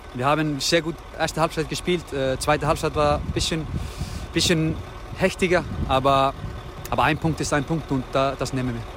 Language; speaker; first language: German; non-native, fluent; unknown